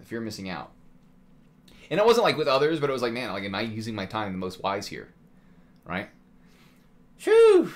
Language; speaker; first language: English; native; English